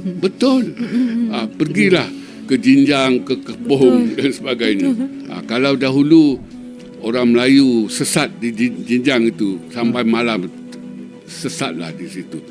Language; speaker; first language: Malay; native; Malay